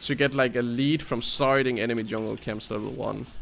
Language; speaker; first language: English; non-native, fluent; Danish